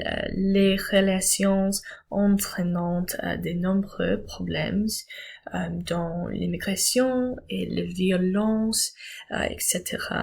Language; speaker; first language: French; non-native, learner; English